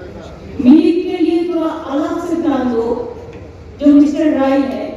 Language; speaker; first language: Hindi; non-native, local second language; Bangla